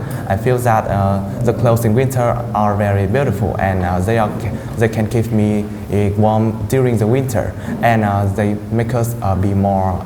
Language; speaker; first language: English; non-native, fluent; Vietnamese